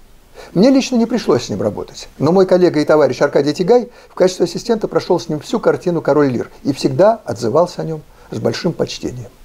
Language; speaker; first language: Russian; native; Russian